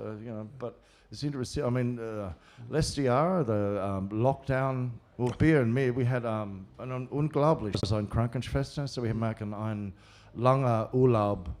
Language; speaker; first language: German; non-native, learner; English